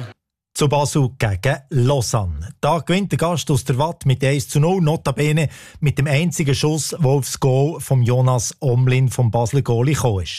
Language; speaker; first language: German; native; German